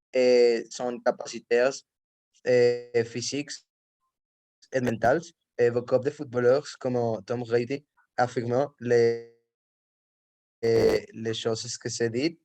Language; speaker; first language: French; non-native, learner; Spanish